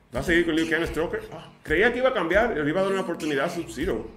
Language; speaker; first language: Spanish; native; Spanish